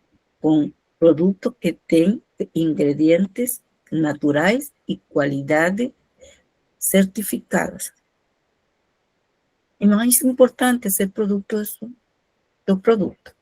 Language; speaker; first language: Portuguese; non-native, fluent; Spanish